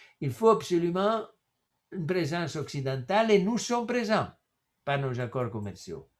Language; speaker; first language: French; non-native, fluent; Italian